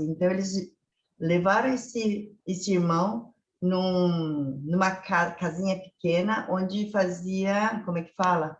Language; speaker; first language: Portuguese; early bilingual, other home language; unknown